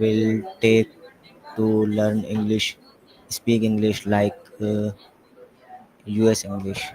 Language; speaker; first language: English; non-native, learner; Hindi